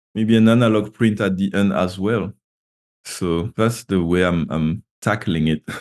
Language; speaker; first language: English; non-native, fluent; French